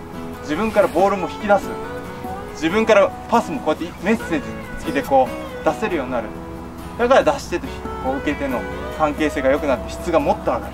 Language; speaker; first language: Japanese; native; Japanese